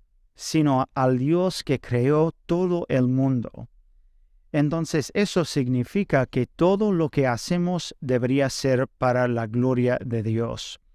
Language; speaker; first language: Spanish; non-native, fluent; English